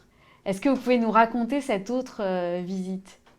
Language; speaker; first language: French; native; French